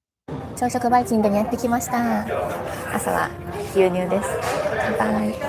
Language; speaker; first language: Japanese; native; Japanese